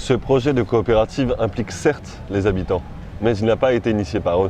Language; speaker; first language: French; native; French